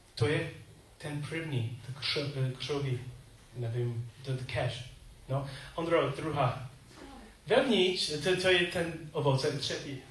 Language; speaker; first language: Czech; non-native, learner; English